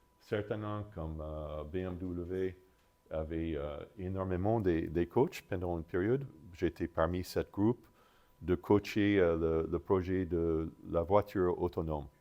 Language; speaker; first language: French; non-native, fluent; English